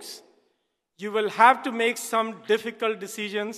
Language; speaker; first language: English; non-native, local second language; Hindi